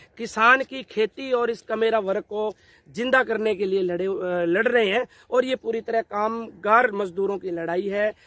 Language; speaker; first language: Hindi; native; Hindi